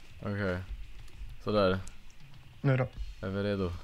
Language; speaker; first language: Swedish; native; Swedish